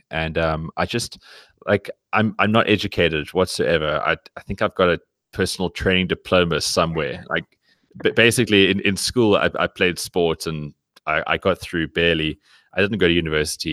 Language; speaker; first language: English; native; English